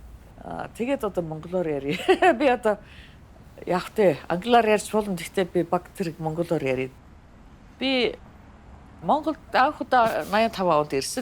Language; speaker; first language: Mongolian; non-native, fluent; Finnish